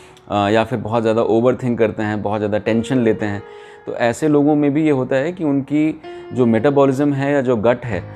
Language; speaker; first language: Hindi; native; Hindi